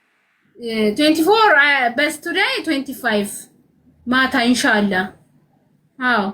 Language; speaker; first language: English; non-native, learner; Amharic